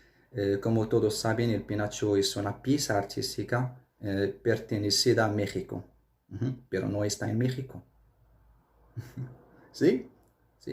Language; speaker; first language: Spanish; non-native, fluent; Arabic